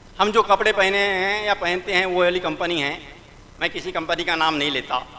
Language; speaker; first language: Hindi; native; Hindi